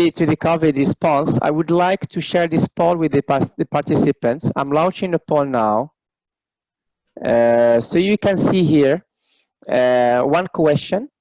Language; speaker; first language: English; non-native, local second language; Arabic